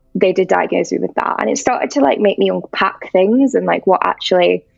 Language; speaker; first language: English; native; English